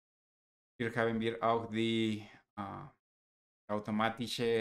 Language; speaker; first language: German; non-native, learner; Spanish